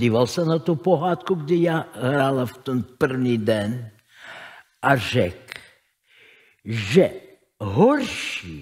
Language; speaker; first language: Czech; non-native, fluent; Russian